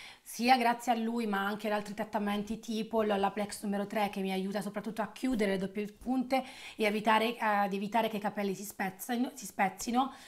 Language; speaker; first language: Italian; native; Italian